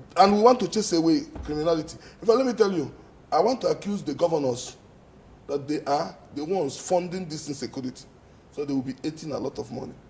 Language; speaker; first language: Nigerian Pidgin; non-native, local second language; Igbo